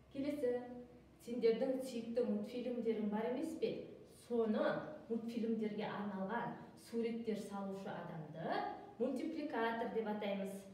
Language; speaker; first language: Kazakh; native; Kazakh